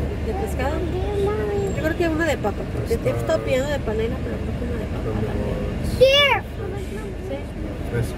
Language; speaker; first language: Spanish; native; Spanish